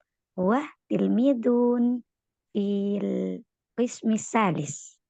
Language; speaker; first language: Arabic; non-native, learner; Indonesian